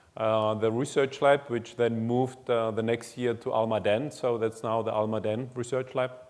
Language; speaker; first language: English; non-native, fluent; German